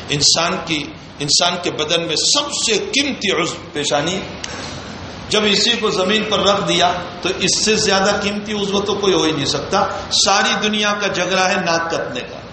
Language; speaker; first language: Urdu; native; Urdu